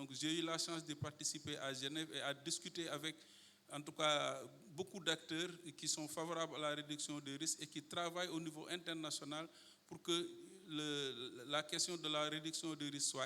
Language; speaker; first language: French; non-native, local second language; Wolof